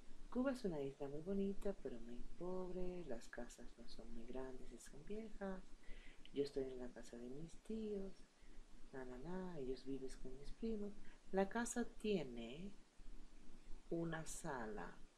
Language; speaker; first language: Spanish; native; Spanish